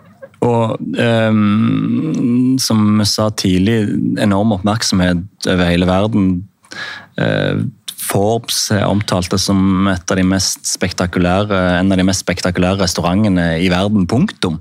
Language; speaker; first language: Norwegian; native; Norwegian